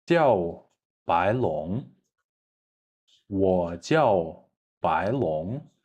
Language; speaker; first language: Chinese; non-native, fluent; Kyrgyz